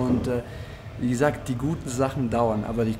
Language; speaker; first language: German; non-native, fluent; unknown